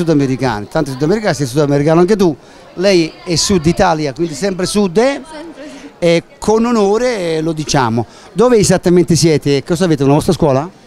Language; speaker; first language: Italian; native; Italian